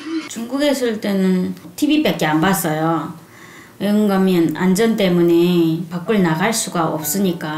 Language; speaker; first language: Korean; native; Korean